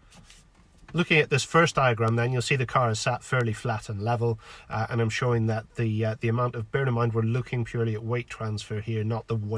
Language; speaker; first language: English; native; English